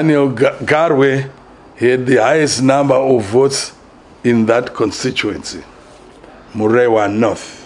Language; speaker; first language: English; non-native, local second language; Shona